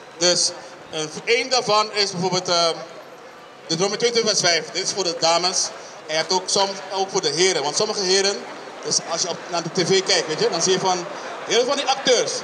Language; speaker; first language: Dutch; non-native, local second language; Papiamento